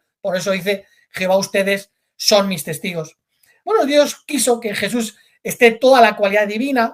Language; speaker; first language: Spanish; native; Spanish